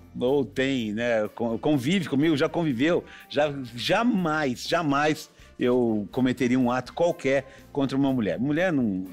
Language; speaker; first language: Portuguese; native; Portuguese